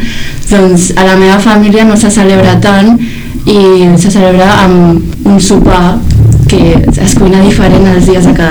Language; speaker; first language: Catalan; early bilingual, other home language; Chinese